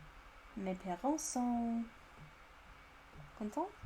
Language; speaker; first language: French; non-native, learner; English